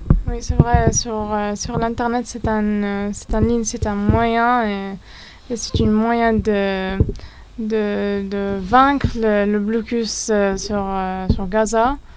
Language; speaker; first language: French; non-native, learner; Arabic